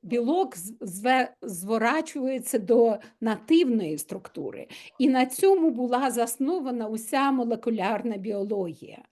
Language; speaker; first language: Ukrainian; non-native, local second language; Russian